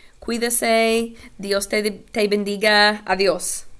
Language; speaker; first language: Spanish; non-native, learner; English